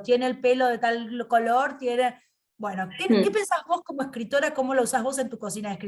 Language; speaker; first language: Spanish; native; Spanish